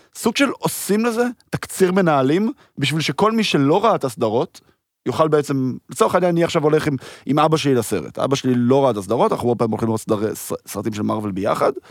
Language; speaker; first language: Hebrew; early bilingual, heritage; Hebrew